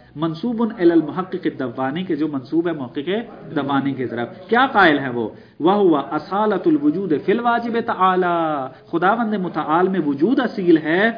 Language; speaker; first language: Urdu; non-native, local second language; Punjabi